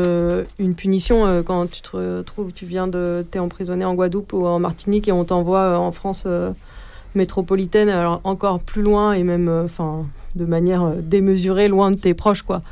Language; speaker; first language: French; native; French